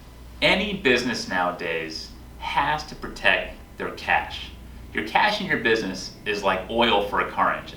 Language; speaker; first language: English; native; English